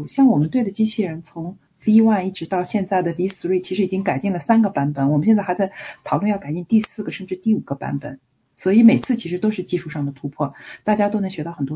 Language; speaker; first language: Chinese; native; Chinese